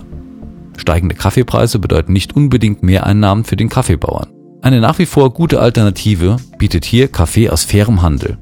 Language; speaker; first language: German; native; German